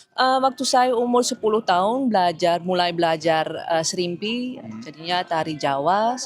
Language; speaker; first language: Indonesian; early bilingual, heritage; Indonesian